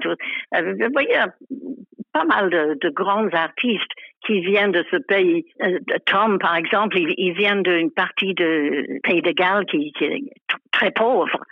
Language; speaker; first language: French; non-native, fluent; English